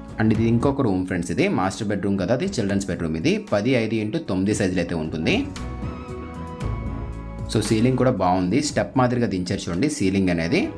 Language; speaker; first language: Telugu; native; Telugu